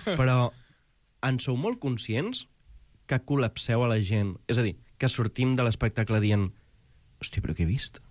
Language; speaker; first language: Catalan; native; Catalan